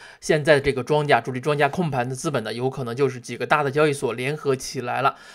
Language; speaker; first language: Chinese; native; Chinese